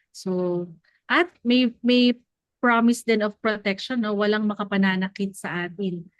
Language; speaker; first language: Filipino; native; Filipino